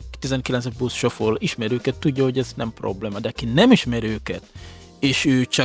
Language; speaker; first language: Hungarian; non-native, fluent; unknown